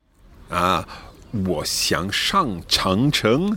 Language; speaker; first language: Chinese; non-native, learner; English